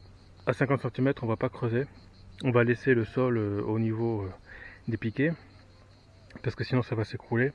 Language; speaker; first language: French; native; French